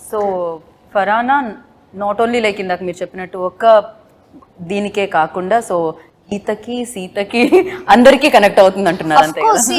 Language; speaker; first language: Telugu; native; Telugu